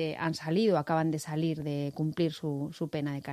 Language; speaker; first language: Spanish; native; Spanish